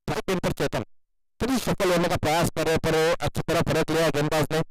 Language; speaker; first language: Hindi; non-native, local second language; Marathi